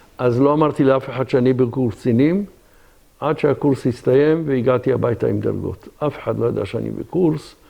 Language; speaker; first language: Hebrew; early bilingual, other home language; Arabic